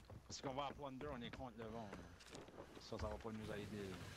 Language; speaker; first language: French; native; French